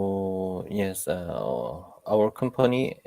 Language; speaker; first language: English; non-native, learner; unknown